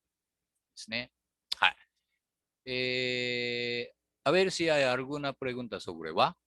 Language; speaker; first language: Spanish; non-native, learner; Japanese